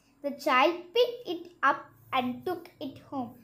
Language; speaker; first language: English; non-native, local second language; Tamil